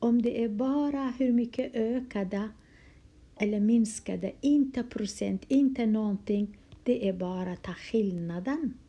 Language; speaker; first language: Swedish; non-native, fluent; Kurdish